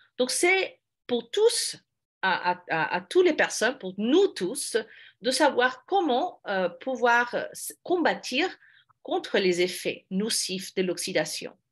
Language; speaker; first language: French; non-native, fluent; English